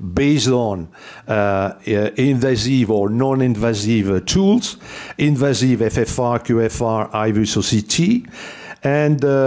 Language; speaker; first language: English; non-native, fluent; French